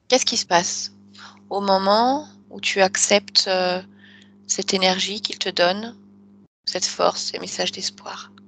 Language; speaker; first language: French; native; French